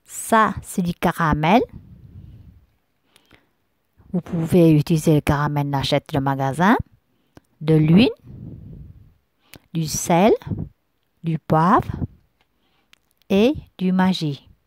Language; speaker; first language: French; non-native, learner; Vietnamese